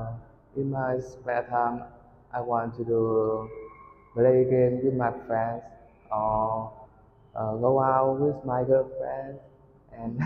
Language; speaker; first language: English; non-native, learner; Vietnamese